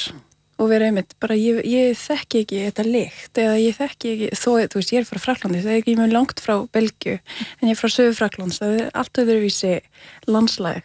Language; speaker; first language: Icelandic; non-native, fluent; French